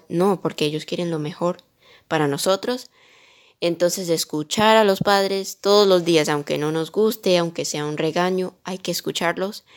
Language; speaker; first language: Spanish; early bilingual, heritage; Spanish